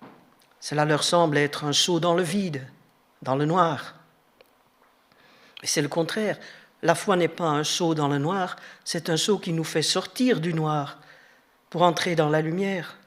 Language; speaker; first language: French; native; French